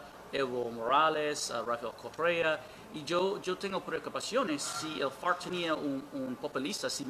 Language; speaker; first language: Spanish; non-native, learner; English